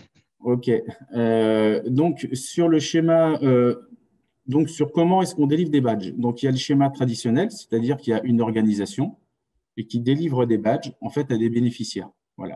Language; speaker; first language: French; native; French